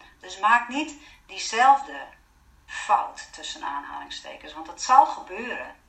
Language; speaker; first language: Dutch; non-native, fluent; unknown